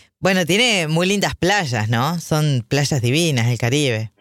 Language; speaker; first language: Spanish; native; Spanish